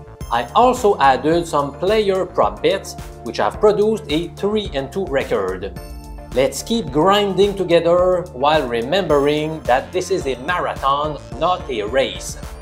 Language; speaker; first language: English; non-native, fluent; French